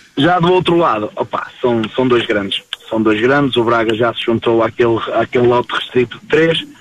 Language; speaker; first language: Portuguese; native; Portuguese